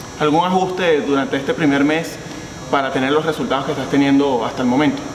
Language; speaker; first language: Spanish; native; Spanish